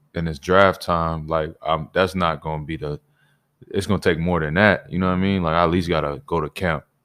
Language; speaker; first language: English; native; English